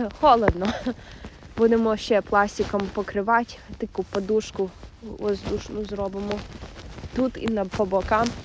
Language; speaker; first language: Ukrainian; early bilingual, heritage; Ukrainian